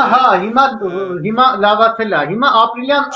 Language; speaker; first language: Armenian; native; Armenian